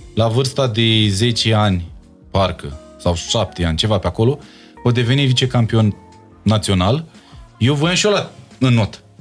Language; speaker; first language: Romanian; native; Romanian